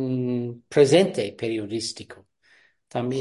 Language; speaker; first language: Spanish; non-native, fluent; English